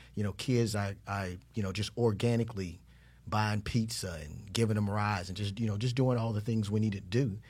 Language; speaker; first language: English; native; English